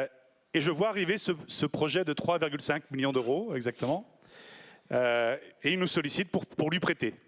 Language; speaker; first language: French; native; French